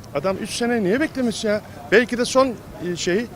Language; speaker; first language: Turkish; native; Turkish